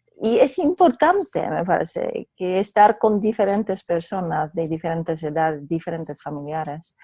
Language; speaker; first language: Spanish; non-native, fluent; Polish